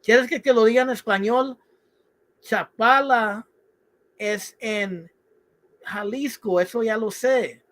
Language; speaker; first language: Spanish; early bilingual, other home language; English